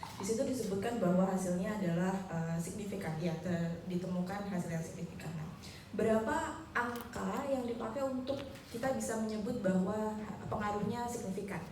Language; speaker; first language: Indonesian; native; Indonesian